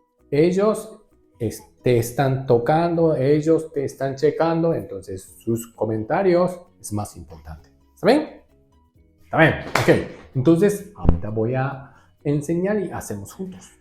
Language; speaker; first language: Spanish; non-native, learner; Japanese